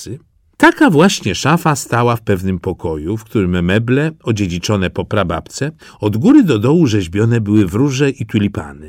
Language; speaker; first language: Polish; native; Polish